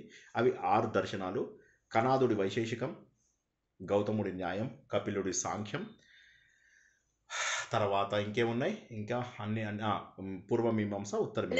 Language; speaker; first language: Telugu; native; Telugu